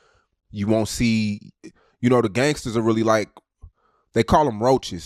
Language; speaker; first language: English; native; English